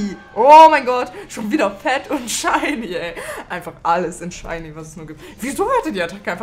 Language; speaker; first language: German; native; German